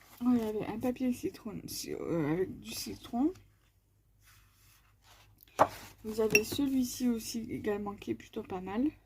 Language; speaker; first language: French; native; French